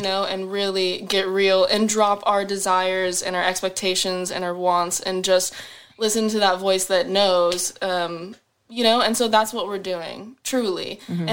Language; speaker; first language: English; native; English